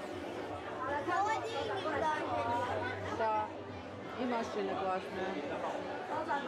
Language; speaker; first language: Russian; native; Russian